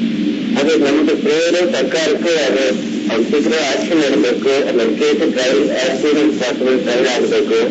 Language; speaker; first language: Kannada; non-native, local second language; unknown